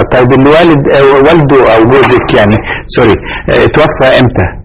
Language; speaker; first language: Arabic; native; Arabic